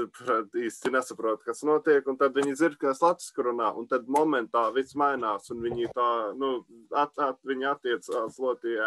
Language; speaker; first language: Latvian; early bilingual, heritage; Latvian